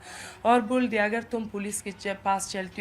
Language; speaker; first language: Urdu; non-native, learner; Persian